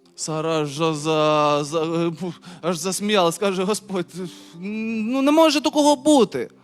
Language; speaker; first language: Ukrainian; non-native, local second language; Russian